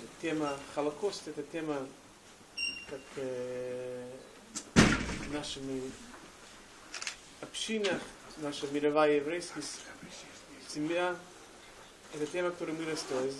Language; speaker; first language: Russian; non-native, learner; English